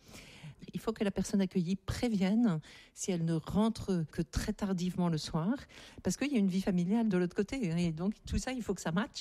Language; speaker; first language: French; native; French